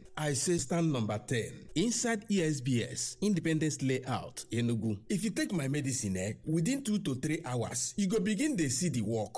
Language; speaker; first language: Nigerian Pidgin; non-native, local second language; Yoruba